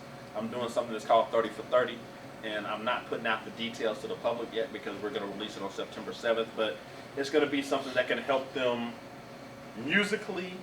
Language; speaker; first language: English; native; English